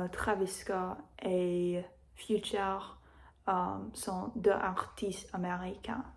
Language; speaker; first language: French; non-native, learner; English